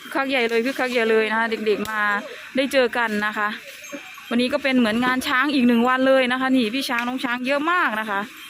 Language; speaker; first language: Thai; native; Thai